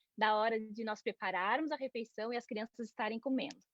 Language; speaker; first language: Portuguese; native; Portuguese